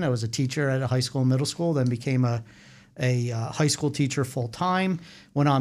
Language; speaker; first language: English; native; English